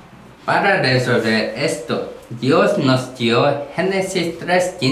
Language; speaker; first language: Spanish; non-native, learner; Korean